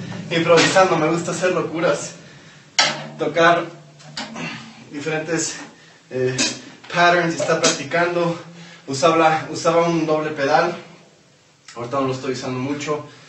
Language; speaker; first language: Spanish; native; Spanish